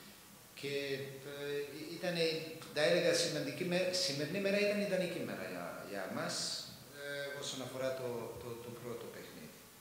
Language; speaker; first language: Greek; non-native, fluent; Serbian